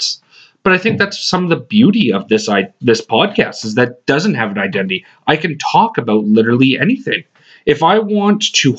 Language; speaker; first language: English; native; English